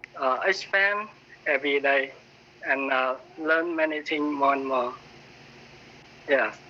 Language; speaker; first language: English; non-native, learner; Vietnamese